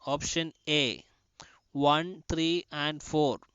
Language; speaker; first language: English; non-native, local second language; Malayalam